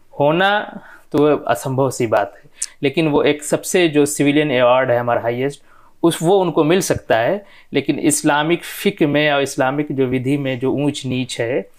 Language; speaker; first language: Hindi; non-native, local second language; Bhojpuri